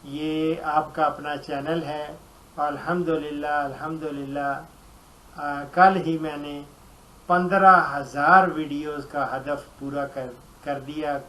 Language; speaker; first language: Urdu; non-native, local second language; Punjabi